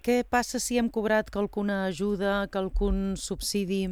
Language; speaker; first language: Catalan; native; Catalan